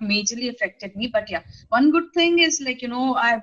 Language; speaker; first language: English; non-native, local second language; Telugu